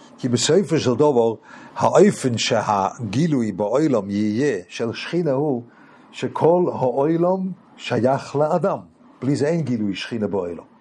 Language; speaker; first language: Hebrew; non-native, fluent; English